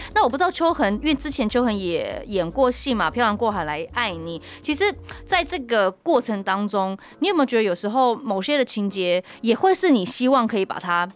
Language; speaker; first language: Chinese; native; Chinese